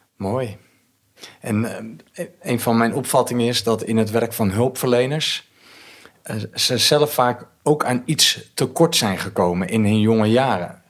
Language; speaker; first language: Dutch; native; Dutch